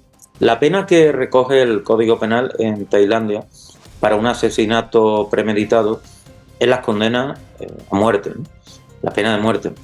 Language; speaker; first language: Spanish; native; Spanish